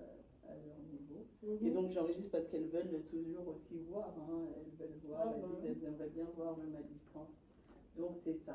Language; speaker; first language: French; native; French